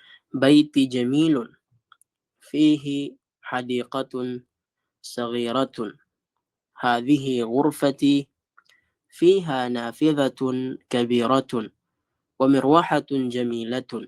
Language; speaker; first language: Arabic; non-native, fluent; Filipino